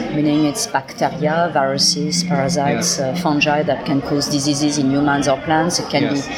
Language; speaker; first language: English; non-native, fluent; French